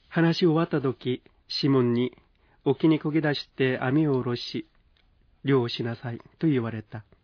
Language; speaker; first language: Japanese; non-native, fluent; Korean